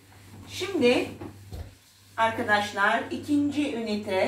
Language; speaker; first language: Turkish; non-native, fluent; Arabic